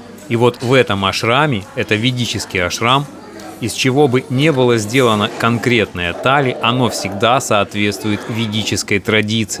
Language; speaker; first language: Russian; native; Russian